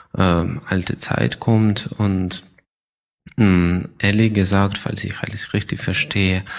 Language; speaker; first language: German; non-native, fluent; Ukrainian